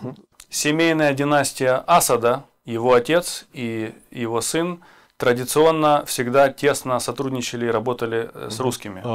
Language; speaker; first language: Russian; native; Russian